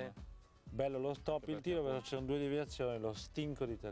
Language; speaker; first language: Italian; native; Italian